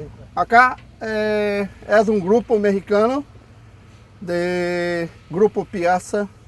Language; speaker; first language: Spanish; non-native, fluent; Portuguese